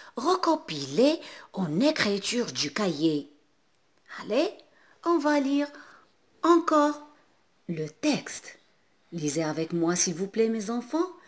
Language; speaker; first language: French; non-native, local second language; Arabic